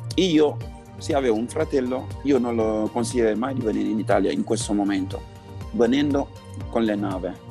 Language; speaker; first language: Italian; non-native, fluent; Wolof